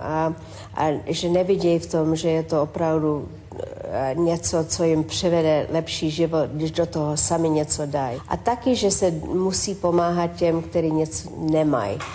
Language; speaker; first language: Czech; early bilingual, heritage; Czech